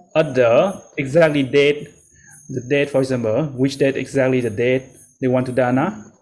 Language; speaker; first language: English; non-native, learner; Vietnamese